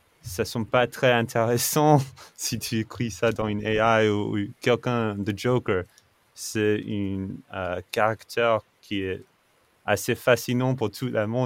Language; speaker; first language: French; non-native, fluent; English